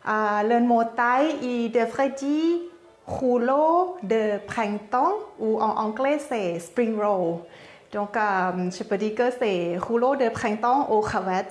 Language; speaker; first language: French; non-native, learner; Thai